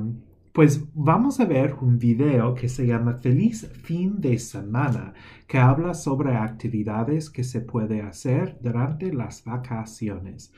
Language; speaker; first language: Spanish; non-native, fluent; English